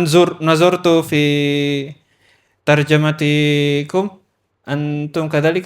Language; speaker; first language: Arabic; non-native, learner; Indonesian